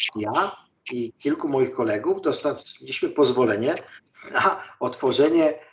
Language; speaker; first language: Polish; native; Polish